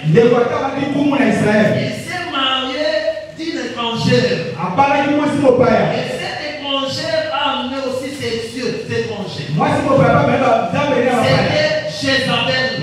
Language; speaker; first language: French; non-native, local second language; Lingala